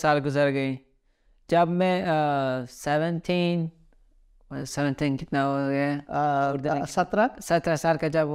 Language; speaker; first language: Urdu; early bilingual, other home language; Pashto